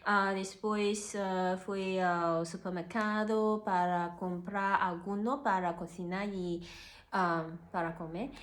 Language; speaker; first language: Spanish; non-native, learner; Cantonese